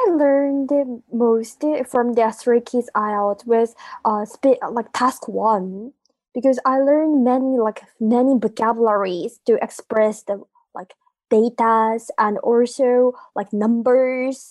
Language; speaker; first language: English; non-native, fluent; Japanese